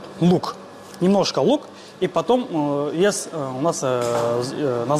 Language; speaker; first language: Russian; non-native, learner; Tajik